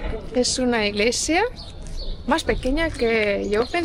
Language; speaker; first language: Spanish; non-native, fluent; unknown